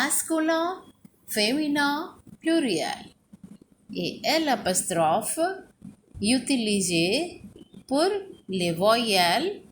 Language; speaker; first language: French; non-native, fluent; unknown